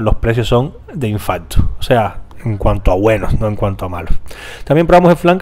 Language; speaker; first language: Spanish; native; Spanish